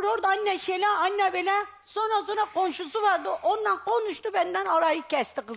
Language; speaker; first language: Turkish; native; Turkish